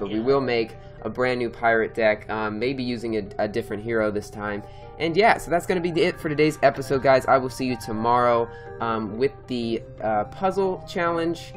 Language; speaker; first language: English; native; English